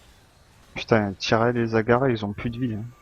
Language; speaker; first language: French; native; French